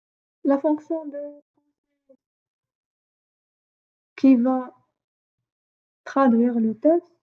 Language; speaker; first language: French; non-native, fluent; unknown